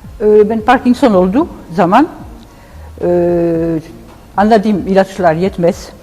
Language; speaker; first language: Turkish; non-native, learner; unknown